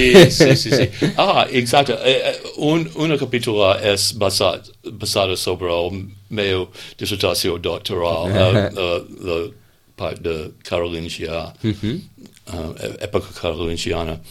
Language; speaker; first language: Catalan; non-native, learner; English